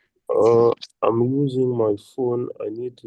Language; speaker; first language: English; non-native, fluent; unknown